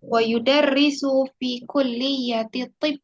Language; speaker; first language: Arabic; non-native, fluent; Indonesian